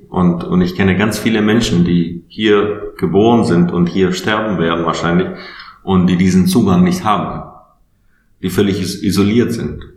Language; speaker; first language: German; non-native, fluent; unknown